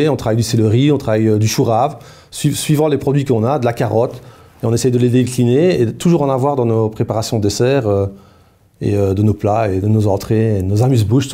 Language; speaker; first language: French; native; French